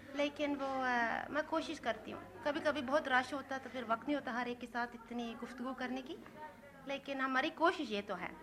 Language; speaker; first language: Urdu; non-native, fluent; Norwegian